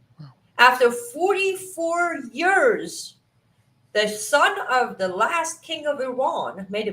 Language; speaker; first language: English; non-native, fluent; Persian